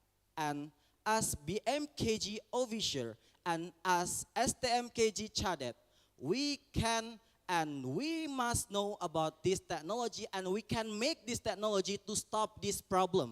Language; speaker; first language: English; non-native, learner; Indonesian